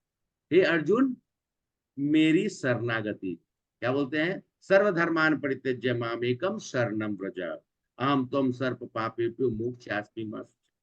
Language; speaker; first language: Hindi; native; Hindi